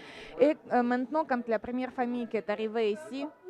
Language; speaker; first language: French; non-native, fluent; Ukrainian